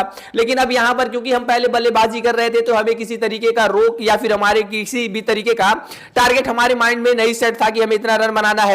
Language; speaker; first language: Hindi; native; Hindi